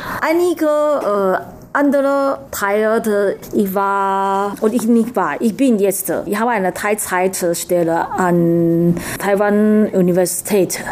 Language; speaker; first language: German; non-native, learner; Chinese